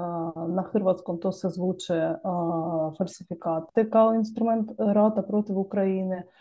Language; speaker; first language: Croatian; non-native, learner; Ukrainian